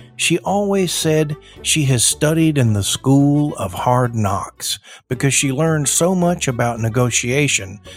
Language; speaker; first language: English; early bilingual, other home language; Spanish